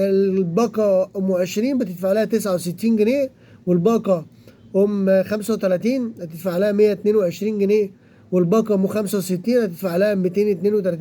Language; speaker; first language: Arabic; native; Arabic